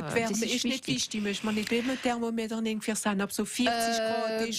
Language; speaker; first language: German; native; German